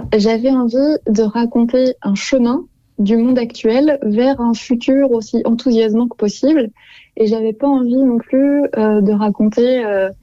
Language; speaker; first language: French; native; French